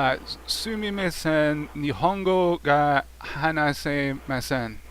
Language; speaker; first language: Japanese; non-native, learner; English